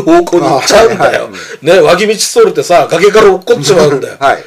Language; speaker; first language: Japanese; native; Japanese